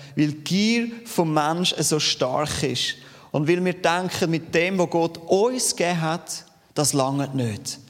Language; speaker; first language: German; native; German